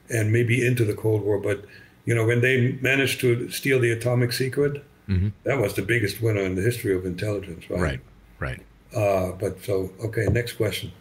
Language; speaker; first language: English; non-native, fluent; German